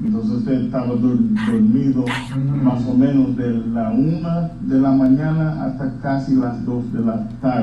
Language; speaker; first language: Spanish; non-native, fluent; English